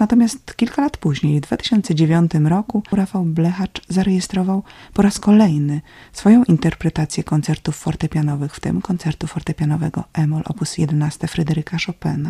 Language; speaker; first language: Polish; native; Polish